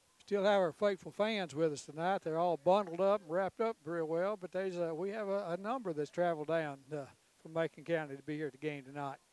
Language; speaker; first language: English; native; English